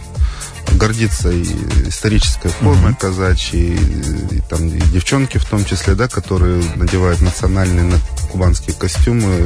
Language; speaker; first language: Russian; native; Russian